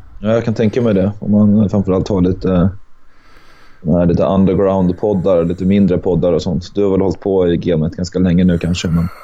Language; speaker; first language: Swedish; native; Swedish